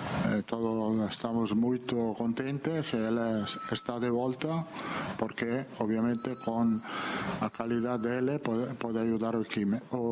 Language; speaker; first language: Portuguese; non-native, learner; Italian